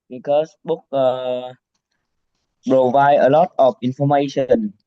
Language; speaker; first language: English; non-native, learner; Vietnamese